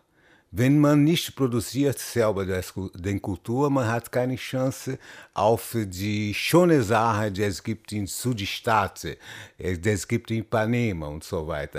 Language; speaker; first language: German; non-native, learner; Portuguese